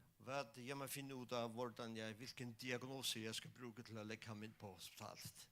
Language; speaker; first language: Danish; non-native, local second language; Faroese